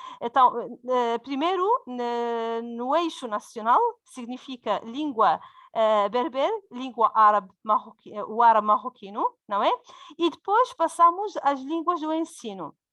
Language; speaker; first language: Portuguese; non-native, fluent; Berber languages